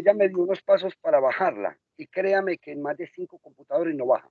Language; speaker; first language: Spanish; native; Spanish